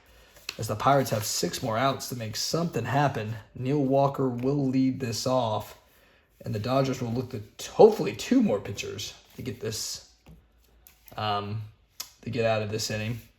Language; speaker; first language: English; native; English